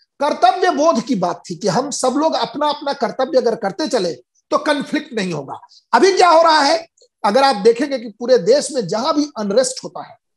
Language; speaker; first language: Hindi; native; Hindi